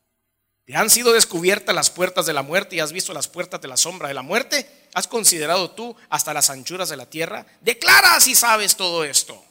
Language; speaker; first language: Spanish; native; Spanish